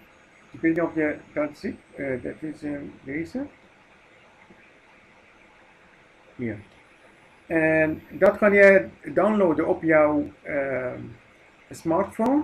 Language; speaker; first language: Dutch; non-native, fluent; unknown